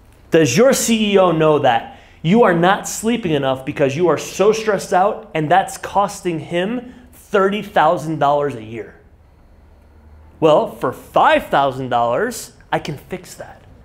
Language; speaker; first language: English; native; English